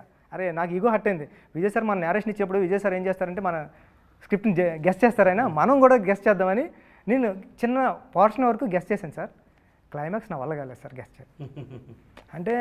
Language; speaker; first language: Telugu; native; Telugu